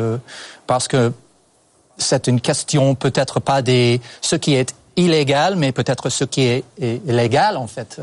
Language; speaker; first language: French; non-native, fluent; English